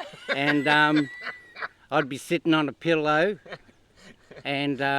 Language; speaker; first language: English; native; English